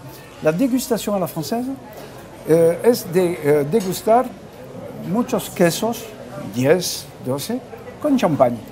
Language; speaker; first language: Spanish; non-native, fluent; French